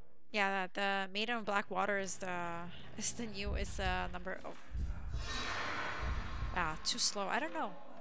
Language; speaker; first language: English; early bilingual, other home language; Italian